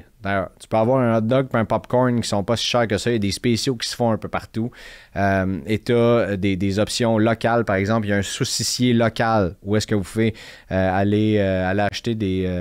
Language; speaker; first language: French; native; French